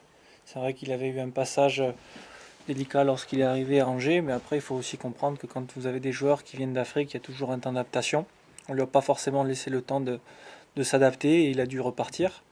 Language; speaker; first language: French; native; French